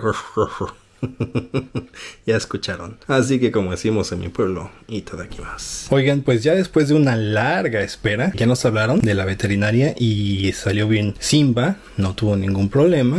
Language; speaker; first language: Spanish; native; Spanish